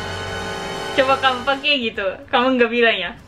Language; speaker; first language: Indonesian; non-native, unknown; Japanese